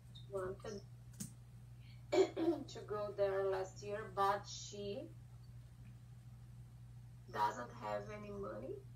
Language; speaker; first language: English; non-native, learner; Portuguese